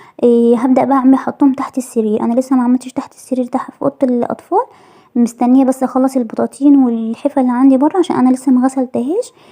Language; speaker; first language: Arabic; native; Arabic